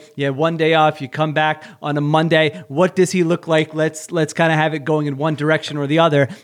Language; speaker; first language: English; native; English